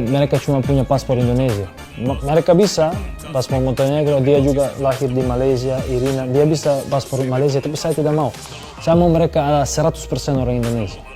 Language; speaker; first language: Indonesian; non-native, fluent; Serbian